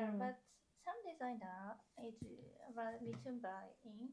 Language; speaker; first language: English; non-native, learner; Japanese